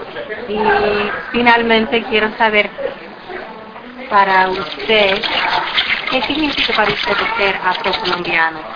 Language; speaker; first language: Spanish; non-native, fluent; English